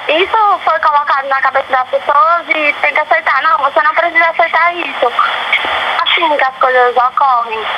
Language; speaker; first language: Portuguese; native; Portuguese